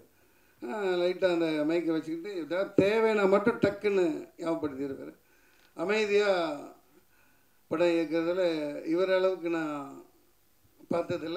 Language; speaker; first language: Tamil; native; Tamil